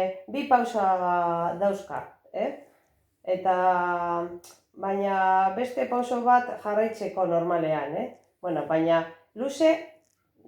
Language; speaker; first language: Basque; non-native, local second language; Spanish